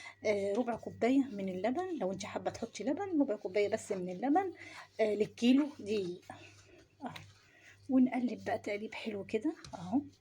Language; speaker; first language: Arabic; native; Arabic